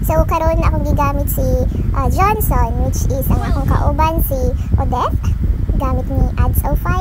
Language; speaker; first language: Filipino; non-native, local second language; Cebuano